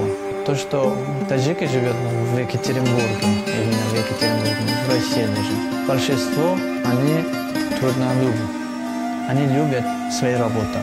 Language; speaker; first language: Russian; non-native, local second language; Tajik